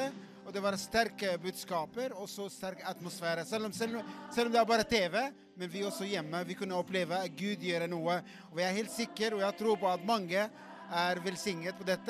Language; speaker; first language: Swedish; non-native, fluent; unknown